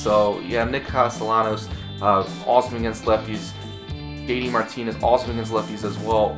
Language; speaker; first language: English; native; English